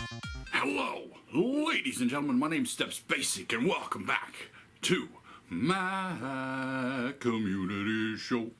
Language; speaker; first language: English; native; English